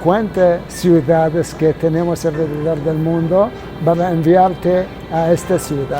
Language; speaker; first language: Spanish; non-native, fluent; Arabic